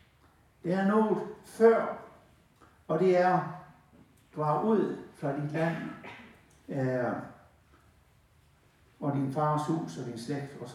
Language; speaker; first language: Danish; native; Danish